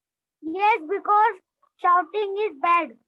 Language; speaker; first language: English; non-native, learner; Hindi